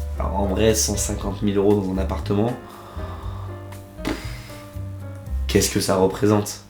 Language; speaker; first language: French; native; French